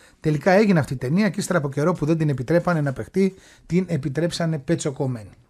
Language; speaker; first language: Greek; native; Greek